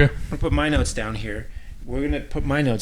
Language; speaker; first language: English; native; English